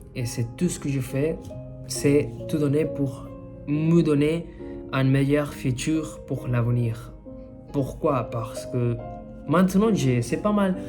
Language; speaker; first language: French; non-native, fluent; Spanish